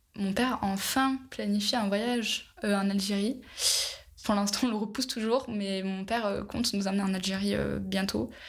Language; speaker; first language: French; early bilingual, other home language; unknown